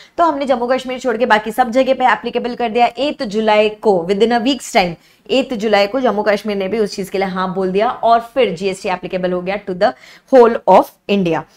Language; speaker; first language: Hindi; native; Hindi